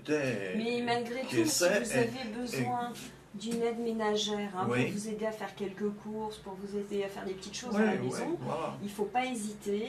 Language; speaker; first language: French; native; French